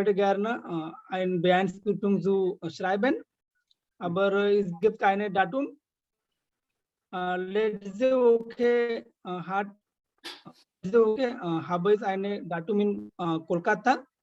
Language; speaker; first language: German; non-native, learner; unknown